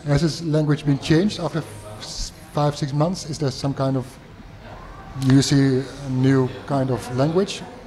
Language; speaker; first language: English; non-native, fluent; Dutch